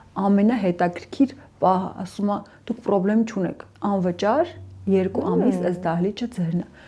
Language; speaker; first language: Armenian; early bilingual, heritage; Armenian